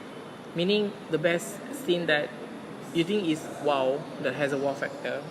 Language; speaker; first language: English; non-native, learner; Malay